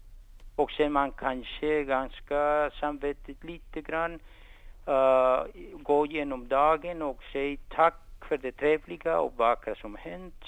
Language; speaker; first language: Swedish; non-native, fluent; Spanish